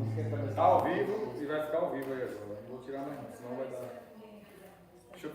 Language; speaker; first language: Portuguese; native; Portuguese